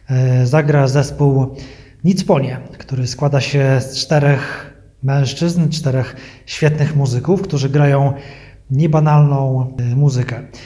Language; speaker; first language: Polish; native; Polish